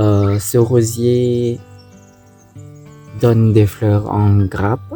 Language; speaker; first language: French; non-native, fluent; Thai